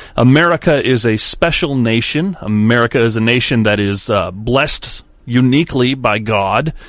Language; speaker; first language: English; native; English